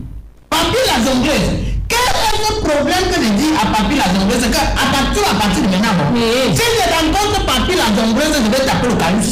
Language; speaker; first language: French; native; French